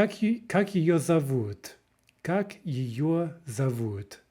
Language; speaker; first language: Russian; non-native, fluent; English